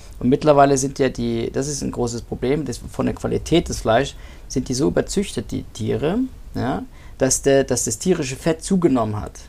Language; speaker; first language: German; native; German